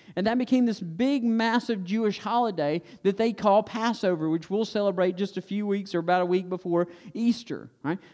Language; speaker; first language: English; native; English